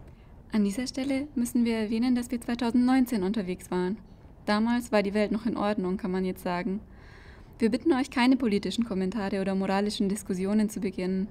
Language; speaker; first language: German; native; German